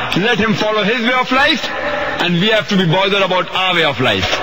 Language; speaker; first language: English; non-native, local second language; Urdu